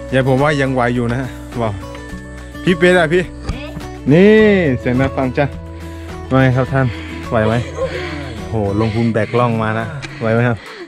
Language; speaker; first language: Thai; non-native, local second language; Karen languages